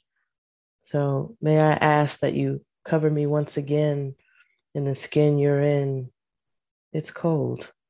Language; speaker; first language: English; native; English